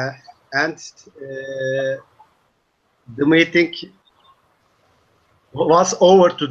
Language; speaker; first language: English; non-native, learner; Turkish